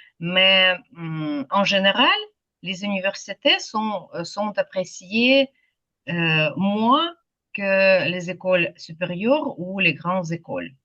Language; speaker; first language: French; non-native, fluent; Ukrainian